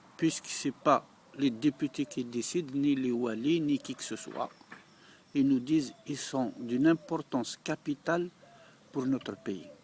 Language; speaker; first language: French; non-native, local second language; Arabic